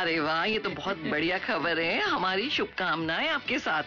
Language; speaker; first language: Hindi; native; Hindi